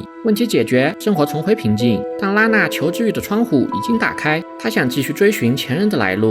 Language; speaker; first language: Chinese; native; Chinese